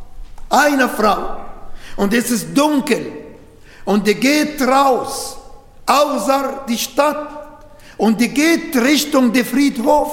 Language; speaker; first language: German; non-native, learner; Arabic